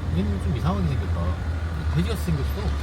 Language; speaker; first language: Korean; native; Korean